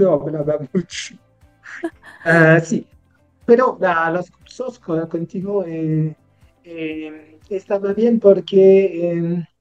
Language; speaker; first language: Spanish; non-native, learner; French